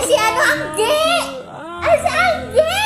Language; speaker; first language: Filipino; native; Filipino